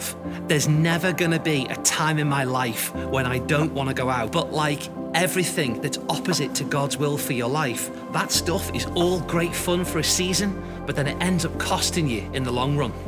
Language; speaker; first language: English; native; English